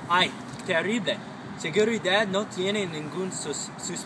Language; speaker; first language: Spanish; non-native, learner; English